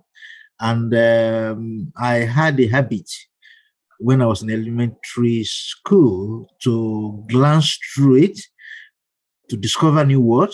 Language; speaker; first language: English; non-native, local second language; Yoruba